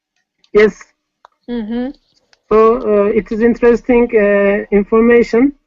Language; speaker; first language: English; non-native, learner; Turkish